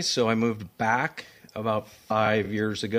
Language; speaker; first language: English; native; English